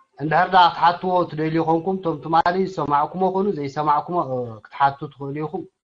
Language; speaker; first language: Tigrinya; native; Tigrinya